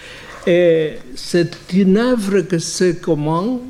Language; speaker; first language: French; non-native, fluent; Spanish